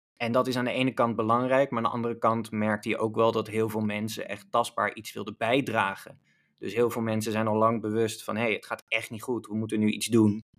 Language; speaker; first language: Dutch; native; Dutch